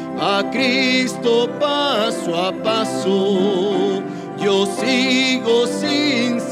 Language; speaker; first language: Spanish; native; Spanish